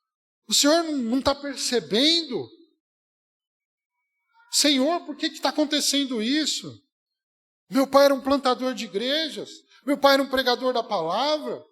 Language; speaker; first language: Portuguese; native; Portuguese